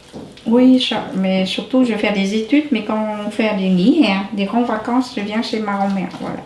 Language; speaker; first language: French; non-native, learner; Vietnamese